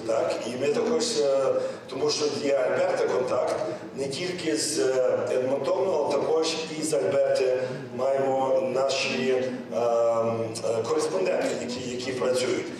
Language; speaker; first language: Ukrainian; early bilingual, heritage; English